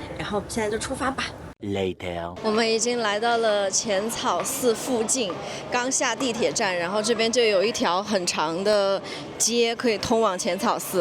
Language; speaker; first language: Chinese; native; Chinese